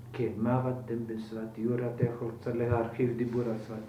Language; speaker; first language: Hebrew; non-native, fluent; Slovak